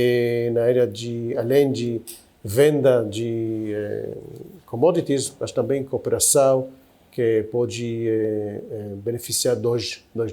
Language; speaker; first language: Portuguese; non-native, fluent; Hebrew